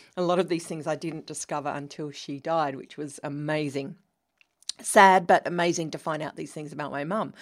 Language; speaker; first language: English; native; English